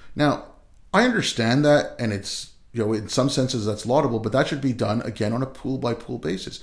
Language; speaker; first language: English; early bilingual, other home language; Urdu